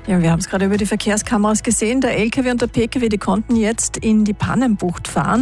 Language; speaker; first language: German; native; German